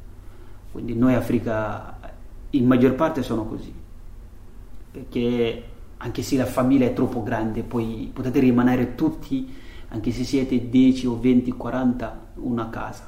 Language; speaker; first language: Italian; non-native, fluent; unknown